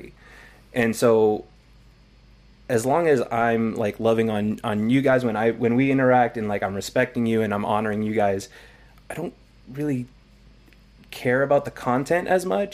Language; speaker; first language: English; native; English